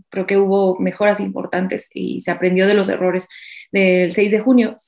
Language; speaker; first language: Spanish; native; Spanish